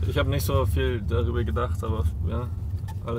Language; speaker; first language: German; early bilingual, heritage; English